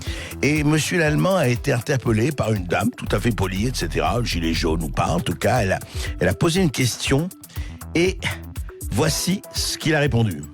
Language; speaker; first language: French; native; French